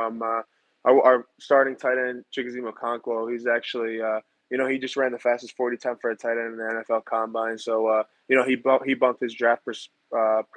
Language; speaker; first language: English; native; English